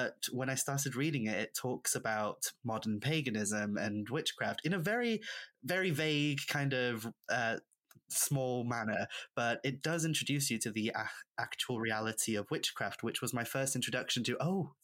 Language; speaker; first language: English; non-native, local second language; Welsh